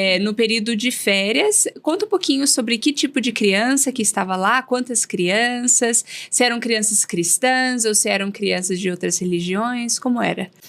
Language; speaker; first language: Portuguese; native; Portuguese